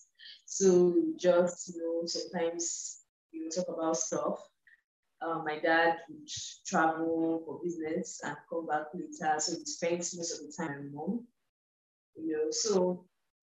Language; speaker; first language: English; non-native, local second language; Igbo